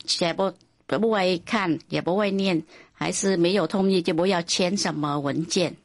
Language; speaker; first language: Chinese; non-native, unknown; Vietnamese